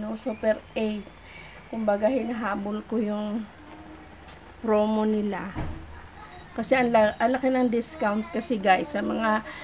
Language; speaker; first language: Filipino; non-native, local second language; Bikol